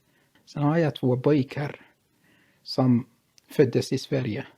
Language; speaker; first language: Swedish; non-native, fluent; Arabic